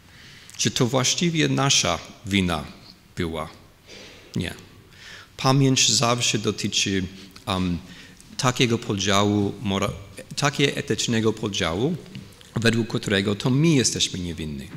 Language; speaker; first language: Polish; non-native, fluent; English